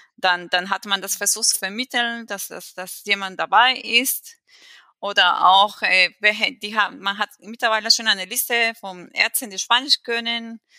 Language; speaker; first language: German; non-native, fluent; Spanish